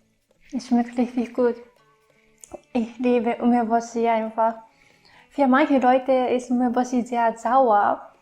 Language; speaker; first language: German; non-native, fluent; Japanese